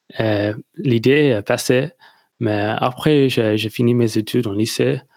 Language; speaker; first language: French; non-native, learner; English